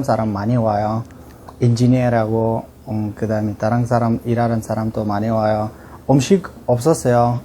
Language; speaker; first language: Korean; non-native, learner; Urdu